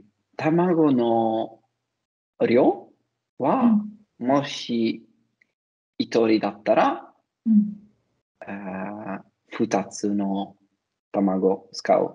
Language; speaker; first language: Japanese; non-native, learner; Italian